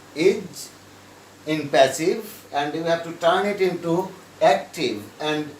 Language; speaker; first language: English; non-native, local second language; Bangla